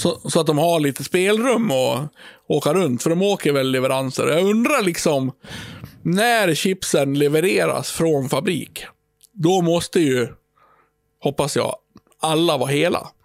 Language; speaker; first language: Swedish; native; Swedish